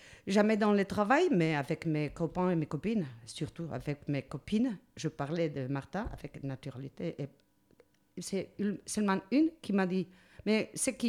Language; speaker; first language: French; non-native, learner; Spanish